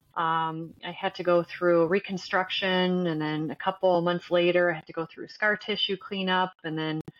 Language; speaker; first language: English; native; English